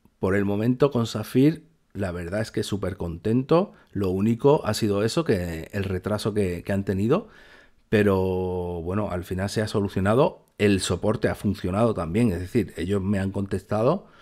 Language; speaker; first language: Spanish; native; Spanish